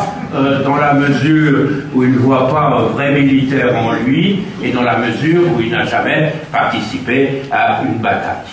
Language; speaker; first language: French; native; French